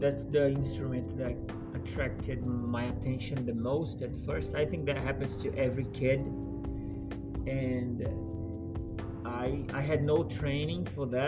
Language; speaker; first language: English; non-native, fluent; Portuguese